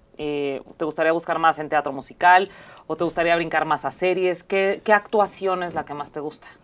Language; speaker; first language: Spanish; native; Spanish